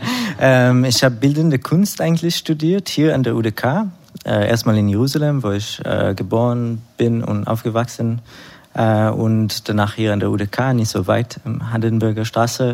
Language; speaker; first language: German; non-native, fluent; Hebrew